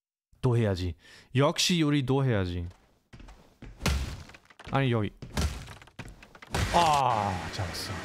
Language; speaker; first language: Korean; non-native, fluent; German